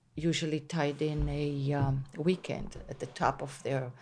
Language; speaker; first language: English; non-native, fluent; Hebrew